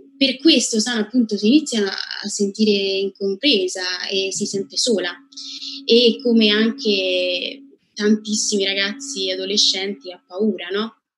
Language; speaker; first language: Italian; native; Italian